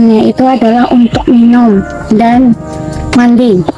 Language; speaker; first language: Indonesian; non-native, local second language; Banjar